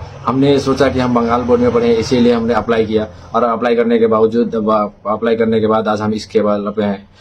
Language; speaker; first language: Hindi; non-native, local second language; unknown